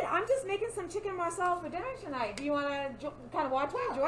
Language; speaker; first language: English; native; English